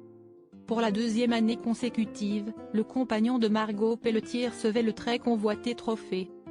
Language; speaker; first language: French; native; French